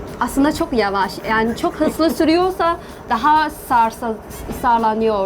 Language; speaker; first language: Turkish; non-native, learner; Chinese